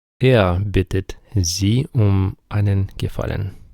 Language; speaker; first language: German; non-native, fluent; Ukrainian